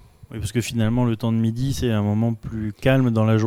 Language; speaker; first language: French; native; French